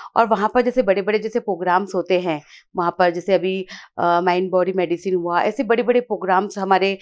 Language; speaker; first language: Hindi; native; Hindi